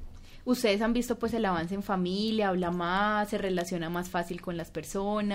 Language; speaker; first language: Spanish; native; Spanish